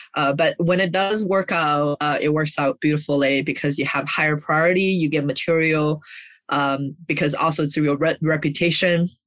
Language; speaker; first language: English; early bilingual, other home language; Chinese